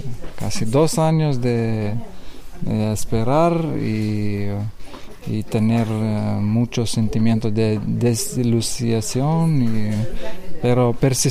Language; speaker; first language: Spanish; non-native, learner; Lithuanian